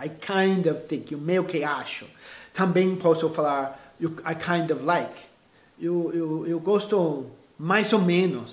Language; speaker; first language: Portuguese; non-native, fluent; English